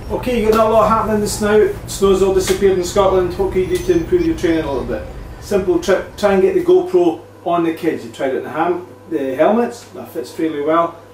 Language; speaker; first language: English; native; English